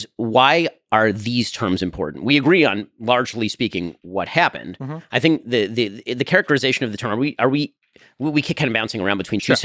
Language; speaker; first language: English; native; English